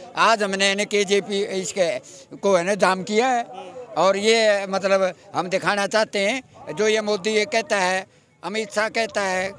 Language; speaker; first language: Hindi; native; Hindi